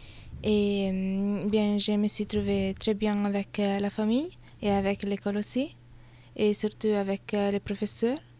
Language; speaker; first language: French; non-native, learner; Italian